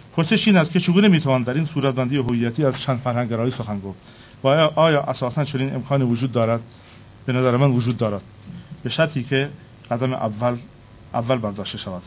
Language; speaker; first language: Persian; non-native, local second language; Kurdish